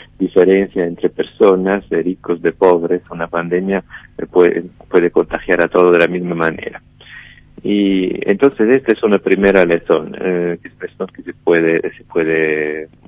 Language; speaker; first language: Spanish; non-native, fluent; Italian